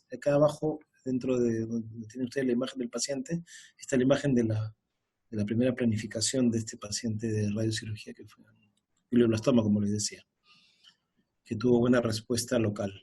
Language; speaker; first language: Spanish; native; Spanish